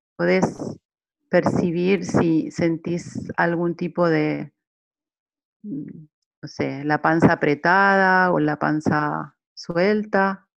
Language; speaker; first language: Spanish; native; Spanish